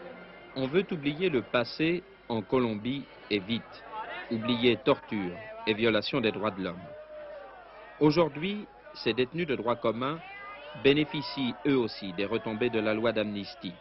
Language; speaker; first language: French; native; French